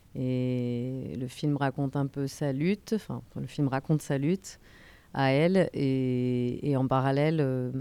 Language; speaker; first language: French; native; French